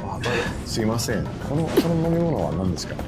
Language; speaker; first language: Japanese; non-native, learner; English